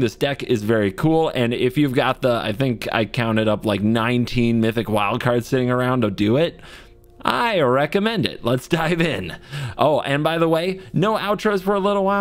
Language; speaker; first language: English; native; English